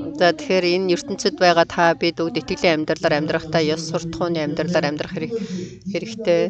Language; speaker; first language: Mongolian; non-native, fluent; Korean